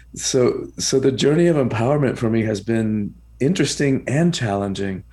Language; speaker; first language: English; early bilingual, other home language; Spanish